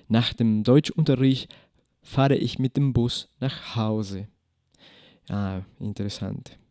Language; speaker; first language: German; non-native, fluent; Spanish